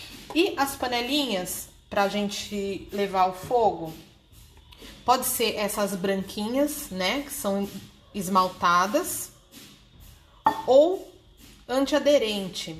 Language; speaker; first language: Portuguese; native; Portuguese